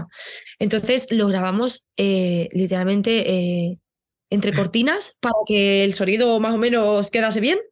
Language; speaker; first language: Spanish; native; Spanish